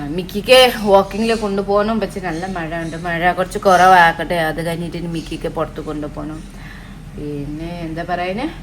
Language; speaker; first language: Malayalam; non-native, learner; Nepali